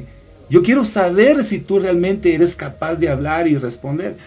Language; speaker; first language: Spanish; native; Spanish